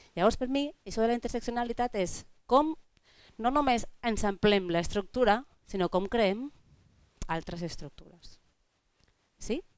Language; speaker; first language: Catalan; non-native, local second language; Spanish